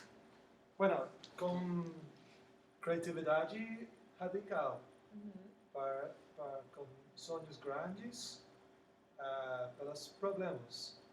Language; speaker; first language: Portuguese; non-native, learner; English